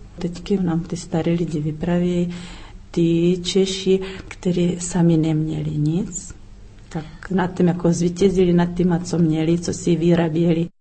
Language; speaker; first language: Czech; early bilingual, heritage; Czech